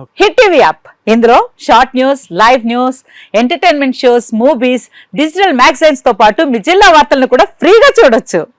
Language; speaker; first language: Telugu; native; Telugu